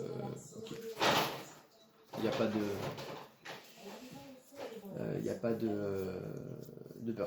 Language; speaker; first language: French; native; French